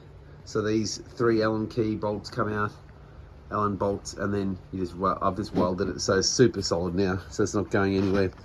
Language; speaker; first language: English; native; English